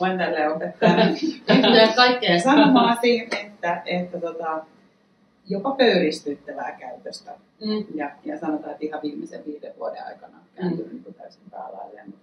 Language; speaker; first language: Finnish; native; Finnish